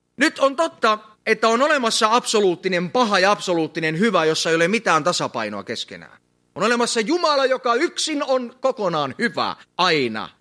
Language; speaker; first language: Finnish; native; Finnish